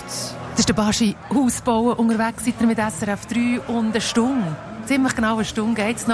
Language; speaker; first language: German; native; German